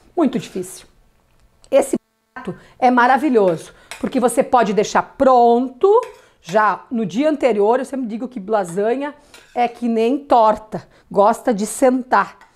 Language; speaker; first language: Portuguese; native; Portuguese